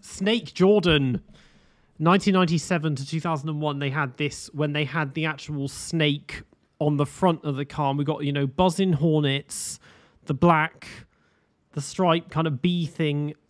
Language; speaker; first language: English; native; English